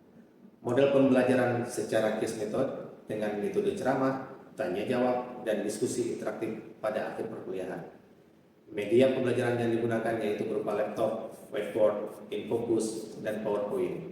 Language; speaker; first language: Indonesian; native; Indonesian